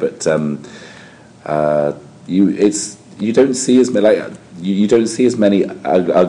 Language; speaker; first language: English; native; English